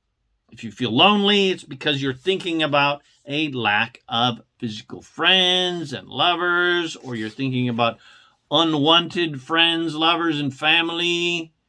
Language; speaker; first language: English; native; English